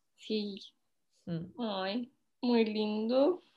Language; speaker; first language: Spanish; early bilingual, heritage; Spanish